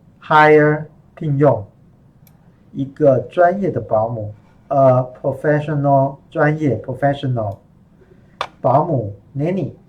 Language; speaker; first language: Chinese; non-native, fluent; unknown